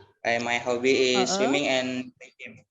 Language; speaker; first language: English; non-native, learner; Indonesian